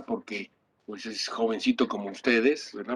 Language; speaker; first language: Spanish; native; Spanish